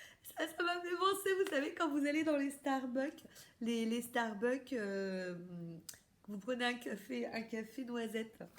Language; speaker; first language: French; native; French